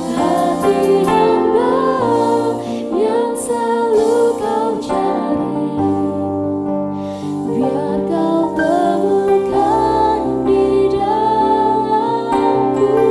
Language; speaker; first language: Indonesian; native; Indonesian